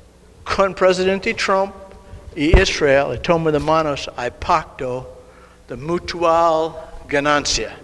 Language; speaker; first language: Spanish; non-native, learner; English